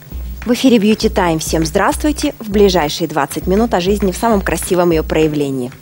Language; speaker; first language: Russian; native; Russian